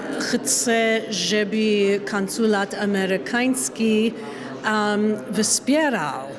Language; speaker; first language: Polish; non-native, learner; English